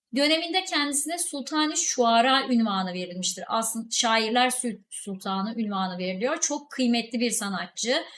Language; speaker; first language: Turkish; native; Turkish